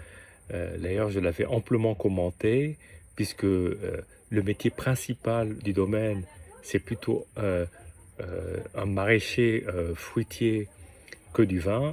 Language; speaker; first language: French; native; French